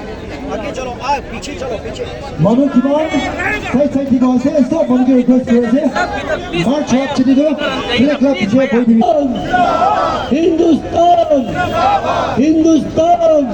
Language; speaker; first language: Hindi; non-native, local second language; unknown